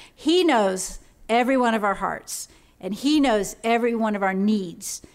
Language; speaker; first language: English; native; English